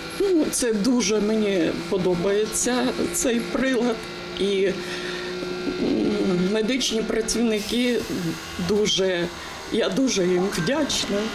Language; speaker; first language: Ukrainian; non-native, local second language; Russian